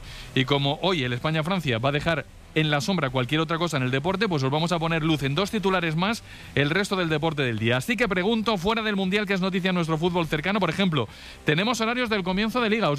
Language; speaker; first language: Spanish; native; Spanish